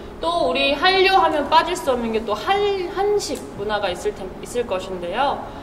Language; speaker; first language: Korean; native; Korean